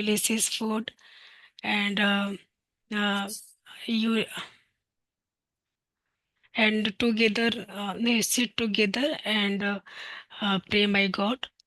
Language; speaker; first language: English; non-native, learner; Hindi